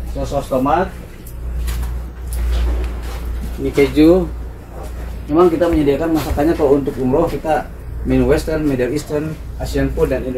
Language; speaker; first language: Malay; non-native, local second language; Sundanese